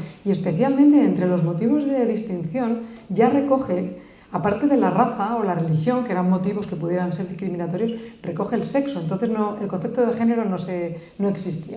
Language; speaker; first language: Spanish; native; Spanish